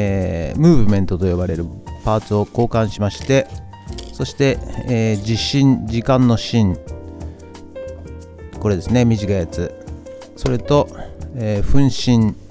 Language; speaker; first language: Japanese; native; Japanese